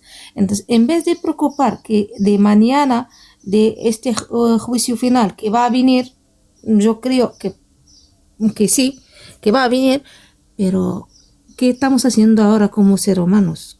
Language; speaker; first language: Spanish; non-native, fluent; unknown